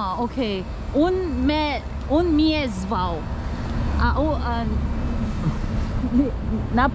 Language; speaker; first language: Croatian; non-native, learner; Korean